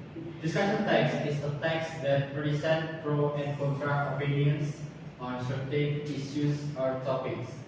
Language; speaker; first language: English; non-native, learner; Indonesian